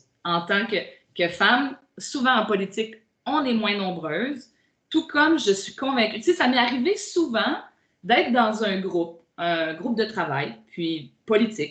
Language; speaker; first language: French; native; French